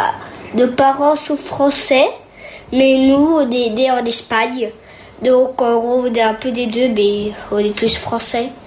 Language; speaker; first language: French; early bilingual, heritage; French